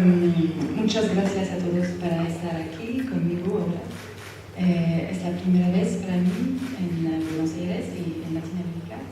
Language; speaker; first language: Spanish; non-native, learner; French